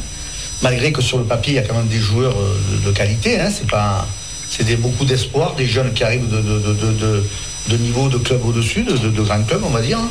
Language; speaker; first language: French; native; French